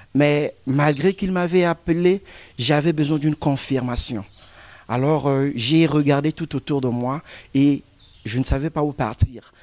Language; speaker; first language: French; non-native, local second language; Lingala